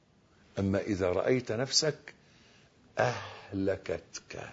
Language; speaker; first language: Arabic; native; Arabic